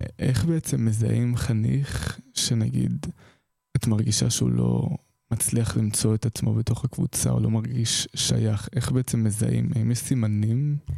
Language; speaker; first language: Hebrew; native; Hebrew